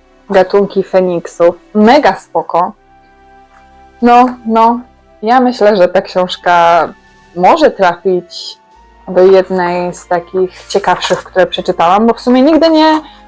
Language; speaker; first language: Polish; native; Polish